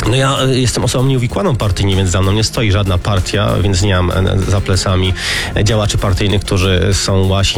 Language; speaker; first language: Polish; native; Polish